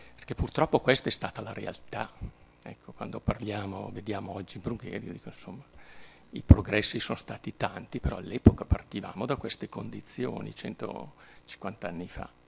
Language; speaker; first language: Italian; native; Italian